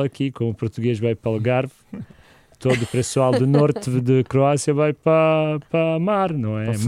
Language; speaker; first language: Portuguese; non-native, learner; Croatian